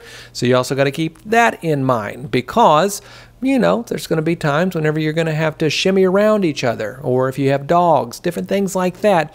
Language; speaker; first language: English; native; English